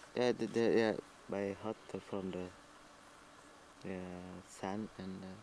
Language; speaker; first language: English; non-native, learner; Indonesian